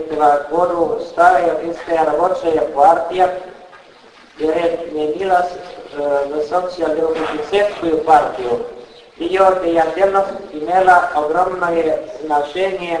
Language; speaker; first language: Russian; non-native, fluent; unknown